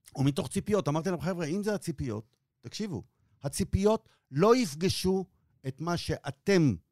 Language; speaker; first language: Hebrew; native; Hebrew